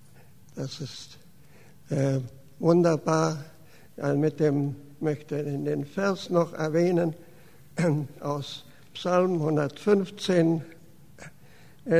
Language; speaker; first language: German; early bilingual, heritage; German